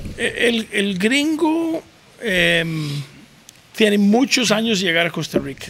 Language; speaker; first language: Spanish; non-native, fluent; English